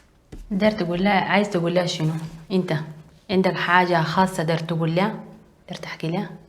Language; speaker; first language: Arabic; native; Arabic